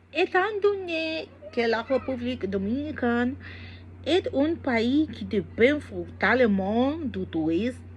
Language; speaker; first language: French; non-native, learner; Spanish